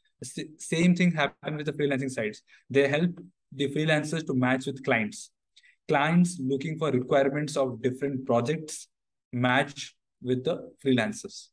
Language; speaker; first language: English; non-native, local second language; Odia